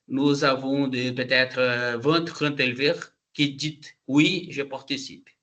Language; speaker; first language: French; non-native, learner; Portuguese